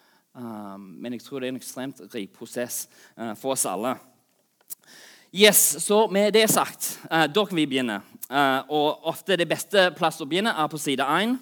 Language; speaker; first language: Norwegian; non-native, fluent; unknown